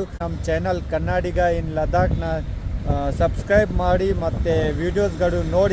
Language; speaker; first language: Kannada; non-native, local second language; Ladakhi